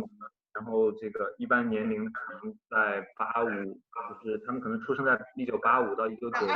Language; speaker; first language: Chinese; native; Chinese